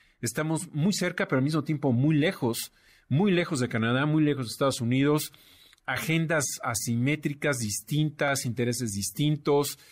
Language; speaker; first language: Spanish; native; Spanish